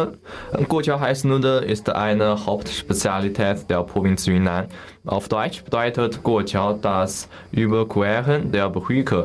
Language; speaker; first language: German; non-native, learner; Chinese